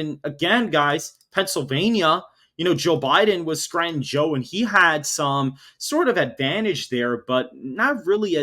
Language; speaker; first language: English; native; English